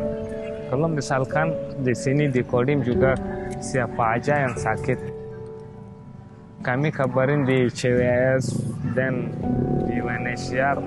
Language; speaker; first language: Indonesian; non-native, fluent; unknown